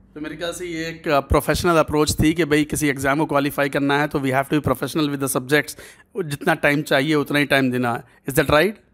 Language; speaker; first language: Hindi; native; Hindi